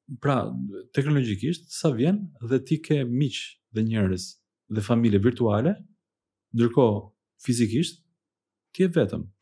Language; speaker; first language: Albanian; early bilingual, heritage; Albanian